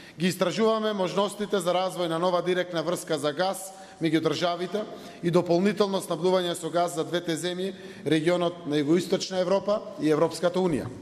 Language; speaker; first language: Macedonian; native; Macedonian